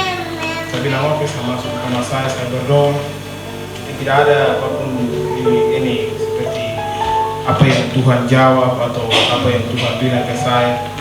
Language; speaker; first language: Indonesian; non-native, learner; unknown